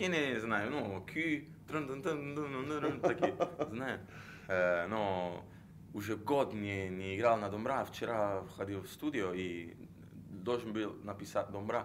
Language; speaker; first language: Russian; non-native, learner; Italian